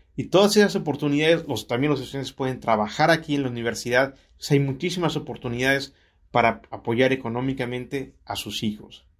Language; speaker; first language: Spanish; native; Spanish